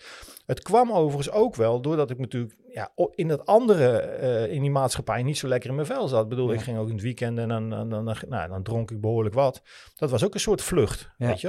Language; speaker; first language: Dutch; native; Dutch